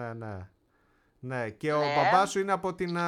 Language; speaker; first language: Greek; native; Greek